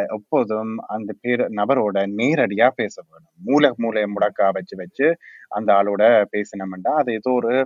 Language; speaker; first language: Tamil; early bilingual, heritage; Tamil